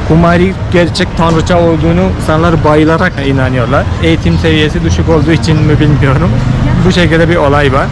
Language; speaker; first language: Turkish; non-native, fluent; Hindi